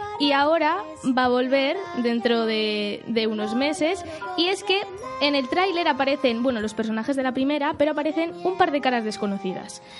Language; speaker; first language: Spanish; native; Spanish